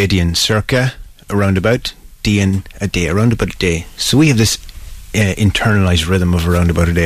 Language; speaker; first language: English; native; English